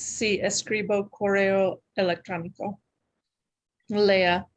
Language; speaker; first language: Spanish; non-native, learner; English